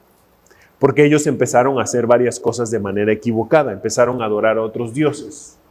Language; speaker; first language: Spanish; native; Spanish